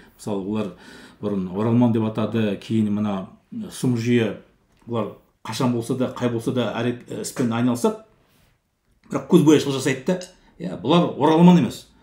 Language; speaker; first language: Kazakh; native; Kazakh